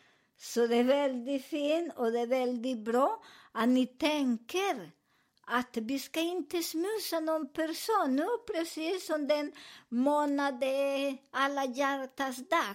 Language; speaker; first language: Swedish; non-native, learner; Spanish